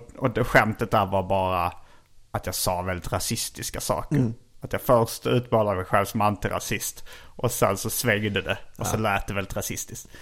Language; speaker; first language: Swedish; native; Swedish